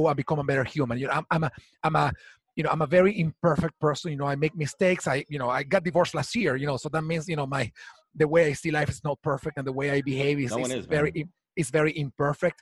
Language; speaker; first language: English; non-native, fluent; Spanish